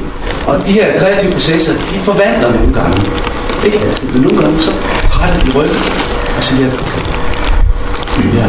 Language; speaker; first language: Danish; native; Danish